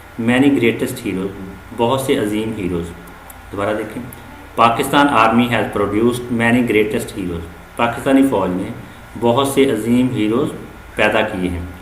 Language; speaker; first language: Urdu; non-native, local second language; Punjabi